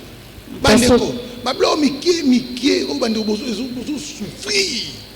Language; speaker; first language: Portuguese; non-native, learner; Lingala